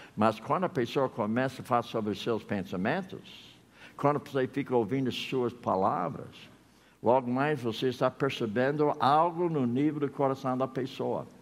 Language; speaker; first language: Portuguese; non-native, fluent; English